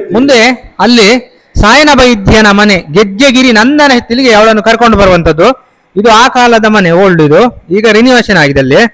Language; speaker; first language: Kannada; non-native, local second language; Tulu